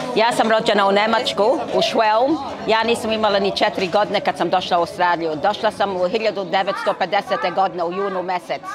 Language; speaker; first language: Serbian; early bilingual, heritage; Serbian